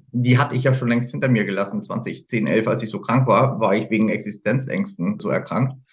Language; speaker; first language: German; native; German